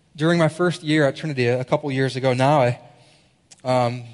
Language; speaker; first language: English; native; English